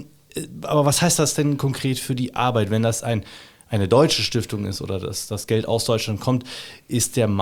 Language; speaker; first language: German; native; German